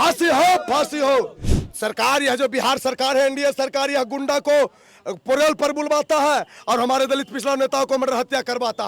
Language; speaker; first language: Hindi; native; Hindi